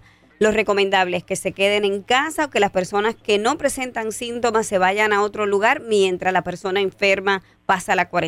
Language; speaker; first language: Spanish; native; Spanish